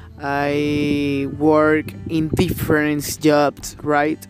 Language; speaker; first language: English; non-native, learner; Spanish